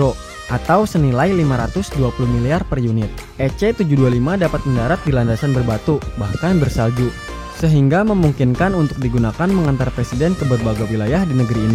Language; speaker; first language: Indonesian; native; Indonesian